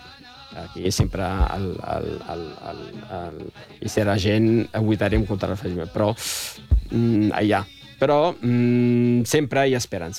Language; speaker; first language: Catalan; non-native, fluent; Riffian